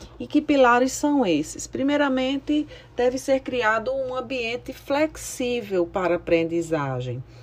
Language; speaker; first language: Portuguese; native; Portuguese